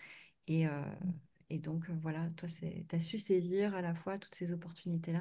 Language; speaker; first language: French; native; French